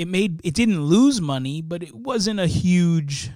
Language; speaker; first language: English; native; English